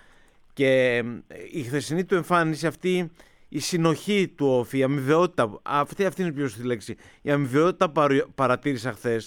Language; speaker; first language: Greek; native; Greek